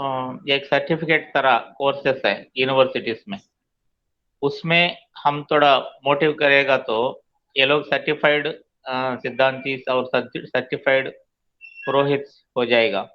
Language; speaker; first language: Hindi; non-native, local second language; Telugu